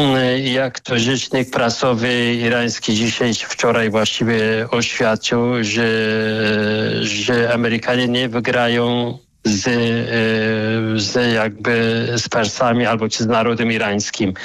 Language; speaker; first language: Polish; non-native, fluent; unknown